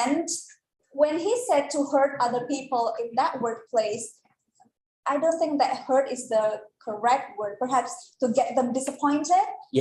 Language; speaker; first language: English; non-native, fluent; Indonesian